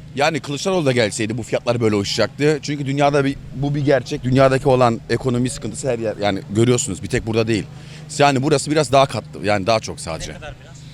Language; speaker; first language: Turkish; native; Turkish